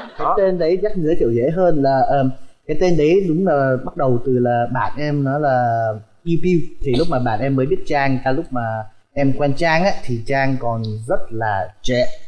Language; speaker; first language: Vietnamese; early bilingual, heritage; Vietnamese